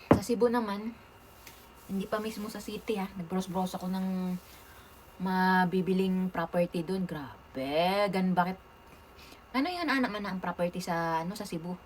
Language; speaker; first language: Filipino; non-native, local second language; Cebuano